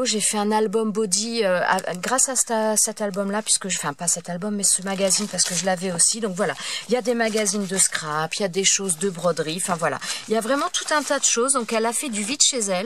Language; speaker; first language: French; native; French